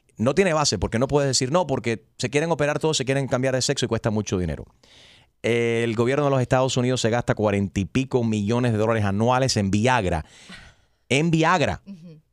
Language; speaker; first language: Spanish; early bilingual, heritage; Spanish